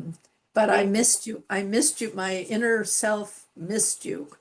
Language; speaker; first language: English; native; English